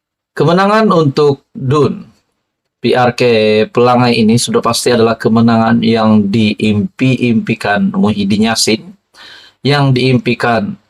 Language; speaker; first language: Malay; native; Malay